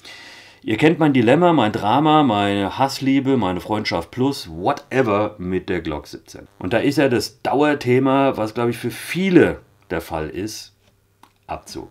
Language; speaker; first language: German; native; German